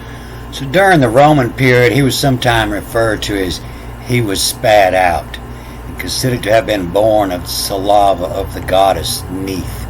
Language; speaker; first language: English; native; English